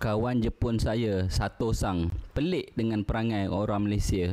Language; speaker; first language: Malay; native; Malay